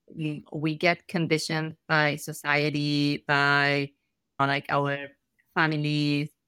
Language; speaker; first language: English; non-native, fluent; Spanish